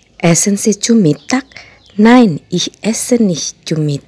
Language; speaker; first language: German; non-native, fluent; Indonesian